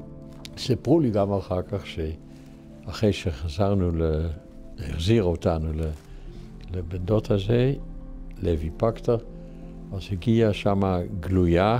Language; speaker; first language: Hebrew; non-native, fluent; Dutch